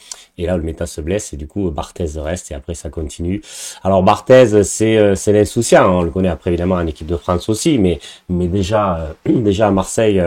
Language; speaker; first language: French; native; French